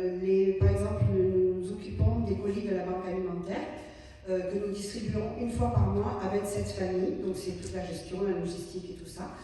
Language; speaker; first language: French; native; French